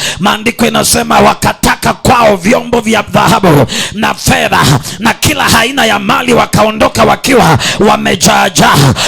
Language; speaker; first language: Swahili; non-native, local second language; Kamba